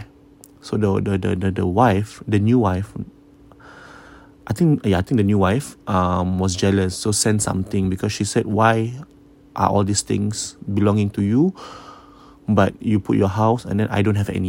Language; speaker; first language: English; native; English